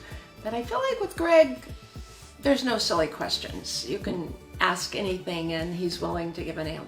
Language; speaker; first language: English; native; English